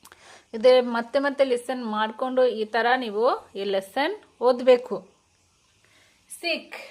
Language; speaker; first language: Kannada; non-native, local second language; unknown